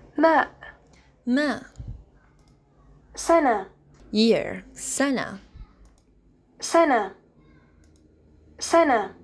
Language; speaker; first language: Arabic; non-native, learner; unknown